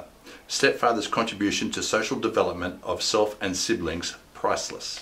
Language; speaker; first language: English; native; English